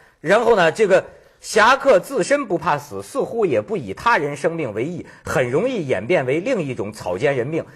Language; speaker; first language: Chinese; native; Chinese